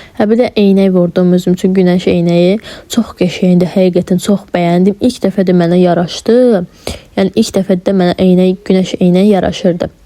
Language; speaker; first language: Azerbaijani; non-native, local second language; Talysh